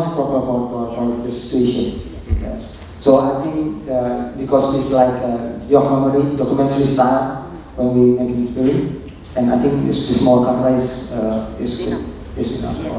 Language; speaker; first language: English; non-native, local second language; Indonesian